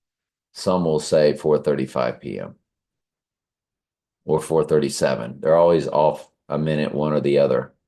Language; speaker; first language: English; native; English